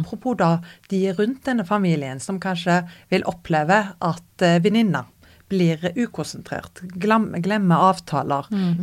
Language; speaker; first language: Norwegian; native; Norwegian